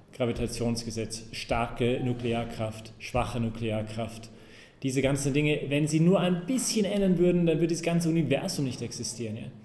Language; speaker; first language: German; non-native, fluent; English